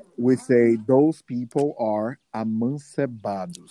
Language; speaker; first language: English; non-native, fluent; Portuguese